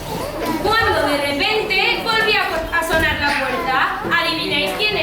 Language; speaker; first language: Spanish; native; Spanish